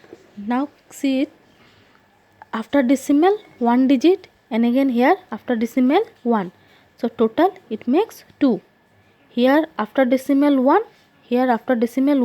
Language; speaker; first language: English; non-native, local second language; Assamese